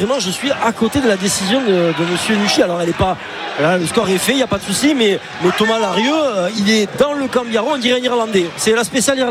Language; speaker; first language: French; native; French